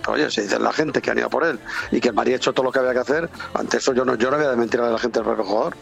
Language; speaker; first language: Spanish; native; Spanish